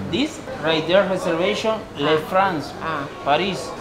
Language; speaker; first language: English; non-native, learner; Spanish